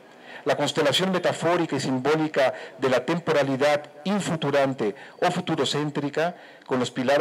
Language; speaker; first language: Spanish; native; Spanish